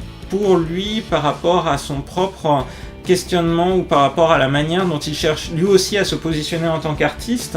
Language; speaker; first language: French; native; French